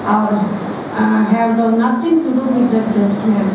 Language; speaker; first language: English; non-native, local second language; Telugu